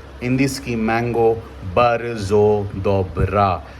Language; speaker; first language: Polish; non-native, learner; Hindi